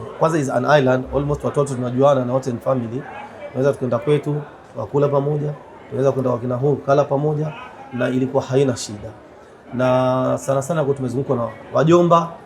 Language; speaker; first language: Swahili; native; Swahili